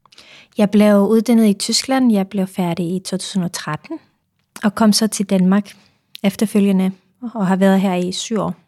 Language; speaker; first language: Danish; non-native, fluent; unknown